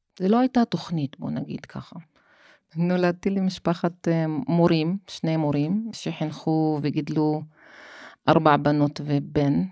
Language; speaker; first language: Hebrew; non-native, local second language; Arabic